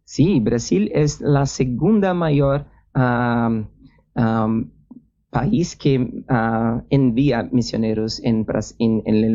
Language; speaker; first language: Spanish; non-native, learner; Portuguese